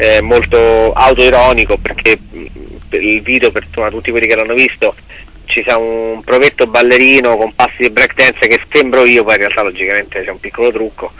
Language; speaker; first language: Italian; native; Italian